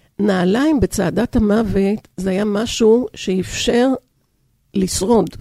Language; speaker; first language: Hebrew; early bilingual, other home language; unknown